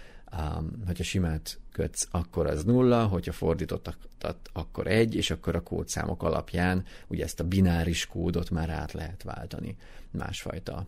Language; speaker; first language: Hungarian; native; Hungarian